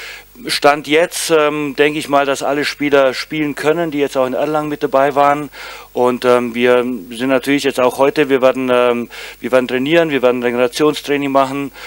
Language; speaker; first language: German; native; German